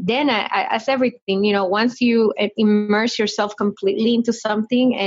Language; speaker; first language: English; non-native, fluent; Spanish